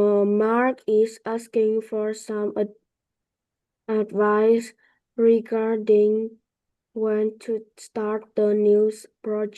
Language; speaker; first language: English; non-native, learner; Vietnamese